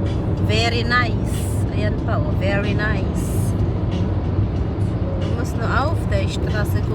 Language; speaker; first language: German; non-native, learner; Filipino